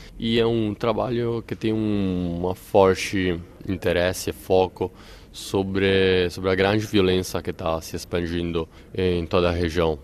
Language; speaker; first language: Portuguese; non-native, fluent; Italian